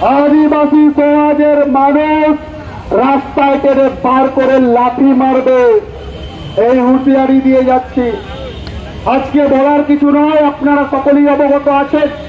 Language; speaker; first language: Bangla; non-native, local second language; Santali